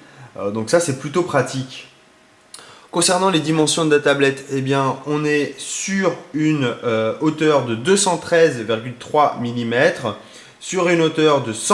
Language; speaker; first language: French; native; French